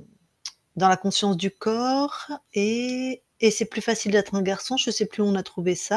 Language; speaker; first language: French; native; French